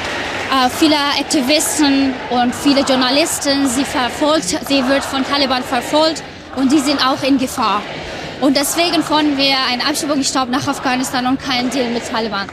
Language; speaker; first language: German; non-native, fluent; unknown